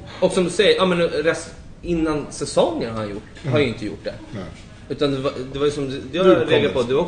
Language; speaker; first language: Swedish; native; Swedish